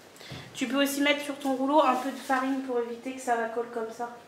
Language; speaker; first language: French; native; French